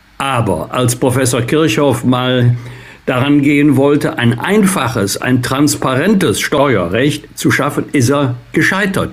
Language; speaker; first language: German; native; German